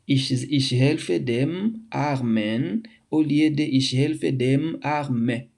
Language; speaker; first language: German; non-native, fluent; French